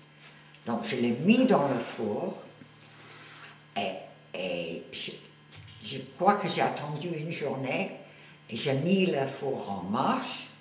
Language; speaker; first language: French; non-native, fluent; English